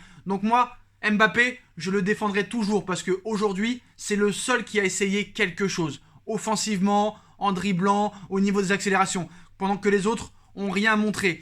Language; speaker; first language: French; native; French